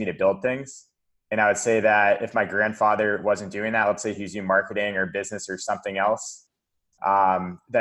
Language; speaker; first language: English; native; English